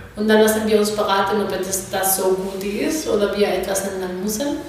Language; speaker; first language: German; non-native, fluent; Spanish